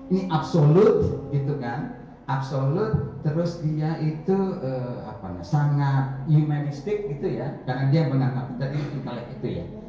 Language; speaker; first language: Indonesian; native; Indonesian